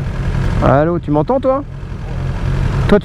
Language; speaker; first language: French; native; French